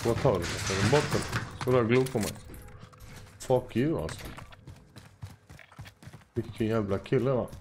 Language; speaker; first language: Swedish; native; Swedish